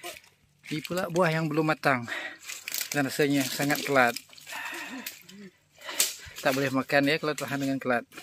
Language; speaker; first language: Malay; non-native, local second language; Iban